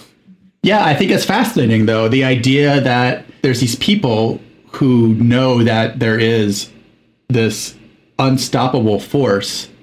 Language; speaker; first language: English; early bilingual, other home language; Spanish